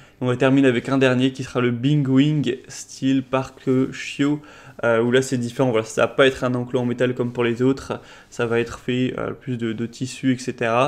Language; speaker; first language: French; native; French